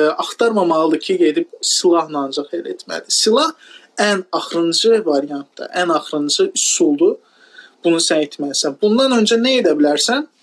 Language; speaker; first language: Azerbaijani; non-native, local second language; Talysh